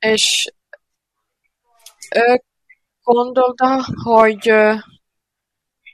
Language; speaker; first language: Hungarian; non-native, learner; Finnish